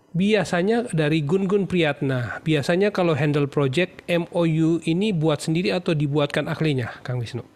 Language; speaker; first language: Indonesian; native; Indonesian